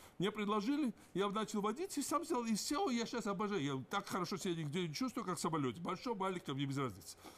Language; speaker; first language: Russian; non-native, local second language; Georgian